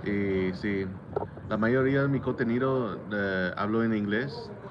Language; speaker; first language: Spanish; non-native, fluent; English